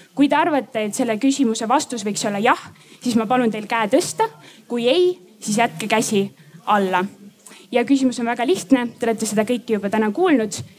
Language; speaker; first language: Estonian; native; Estonian